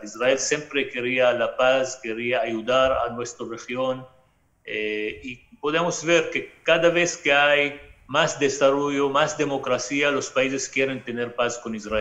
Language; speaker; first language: Spanish; non-native, fluent; Arabic